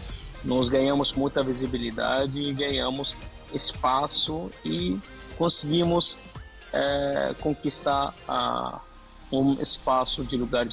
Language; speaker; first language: Portuguese; non-native, fluent; Arabic